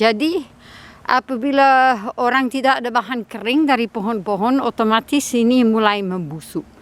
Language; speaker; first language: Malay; non-native, fluent; Dutch